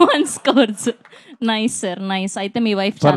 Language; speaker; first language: Telugu; native; Telugu